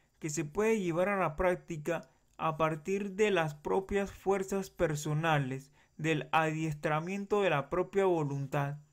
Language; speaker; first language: Spanish; native; Spanish